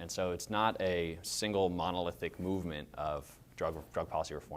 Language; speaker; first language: English; native; English